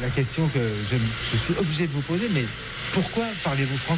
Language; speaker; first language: French; native; French